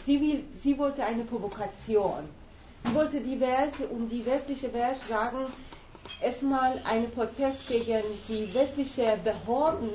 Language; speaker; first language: German; non-native, fluent; Persian